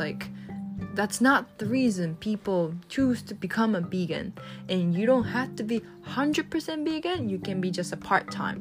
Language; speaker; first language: English; non-native, fluent; Japanese